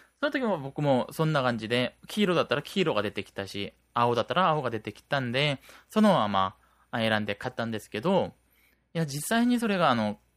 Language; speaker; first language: Japanese; non-native, fluent; Korean